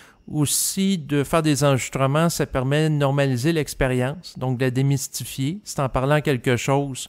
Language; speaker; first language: French; native; French